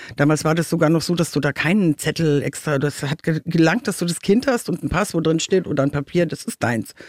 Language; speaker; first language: German; native; German